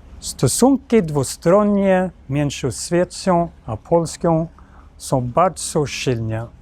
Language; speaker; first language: Polish; non-native, learner; Swedish